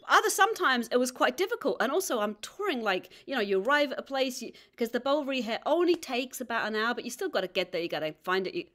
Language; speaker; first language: English; native; English